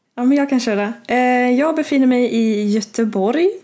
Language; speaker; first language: Swedish; early bilingual, other home language; Norwegian